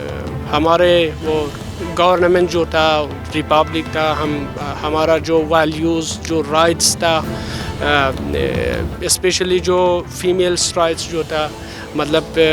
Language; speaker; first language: Hindi; non-native, fluent; Persian